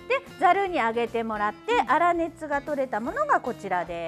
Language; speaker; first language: Japanese; native; Japanese